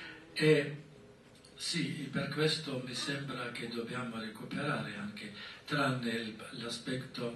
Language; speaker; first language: Italian; non-native, fluent; German